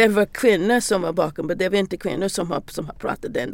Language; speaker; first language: Swedish; non-native, learner; English